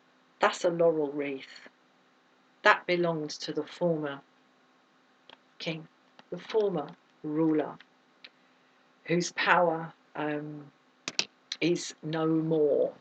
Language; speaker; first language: English; native; English